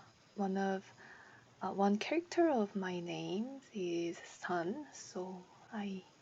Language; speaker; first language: English; non-native, learner; Korean